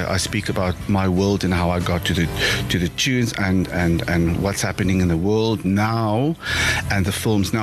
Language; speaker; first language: English; non-native, local second language; Afrikaans